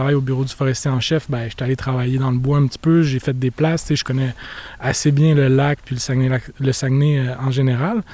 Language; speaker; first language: French; native; French